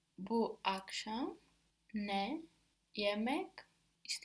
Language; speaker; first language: Turkish; non-native, learner; English